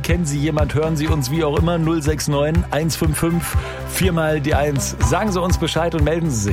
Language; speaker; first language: German; native; German